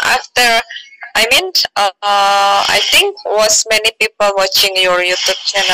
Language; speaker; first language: English; non-native, learner; Indonesian